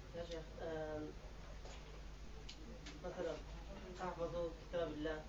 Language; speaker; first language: Arabic; non-native, learner; Turkish